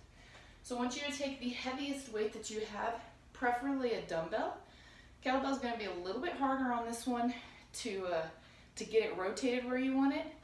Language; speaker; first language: English; native; English